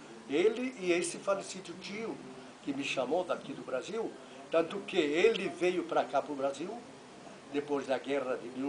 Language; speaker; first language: Portuguese; non-native, fluent; Italian